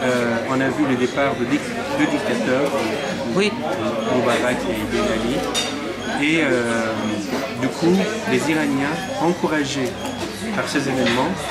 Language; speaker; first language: French; non-native, fluent; Persian